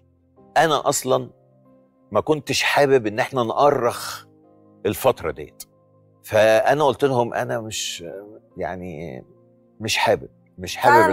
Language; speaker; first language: Arabic; native; Arabic